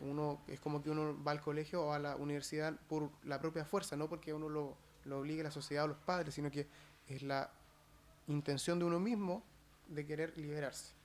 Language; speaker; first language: Spanish; native; Spanish